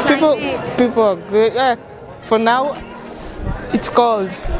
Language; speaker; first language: English; non-native, local second language; Swahili